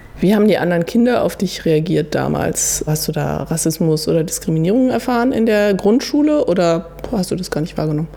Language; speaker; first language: German; native; German